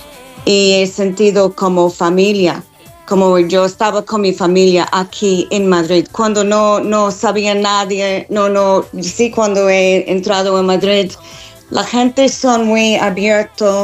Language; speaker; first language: Spanish; non-native, learner; English